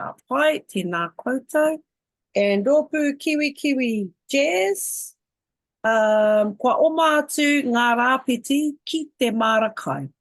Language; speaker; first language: Māori; non-native, local second language; English